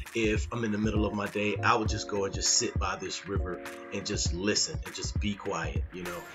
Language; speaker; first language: English; native; English